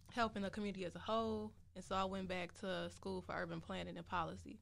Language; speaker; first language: English; native; English